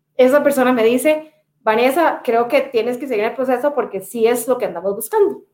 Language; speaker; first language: Spanish; native; Spanish